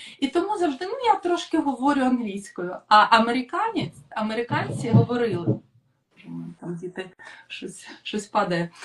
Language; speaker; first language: Ukrainian; non-native, local second language; Russian